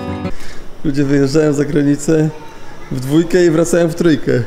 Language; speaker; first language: Polish; native; Polish